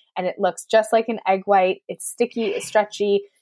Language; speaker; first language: English; native; English